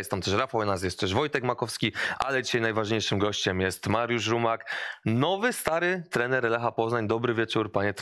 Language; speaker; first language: Polish; native; Polish